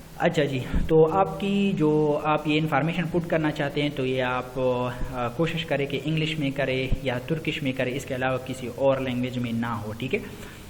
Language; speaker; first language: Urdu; non-native, local second language; Pashto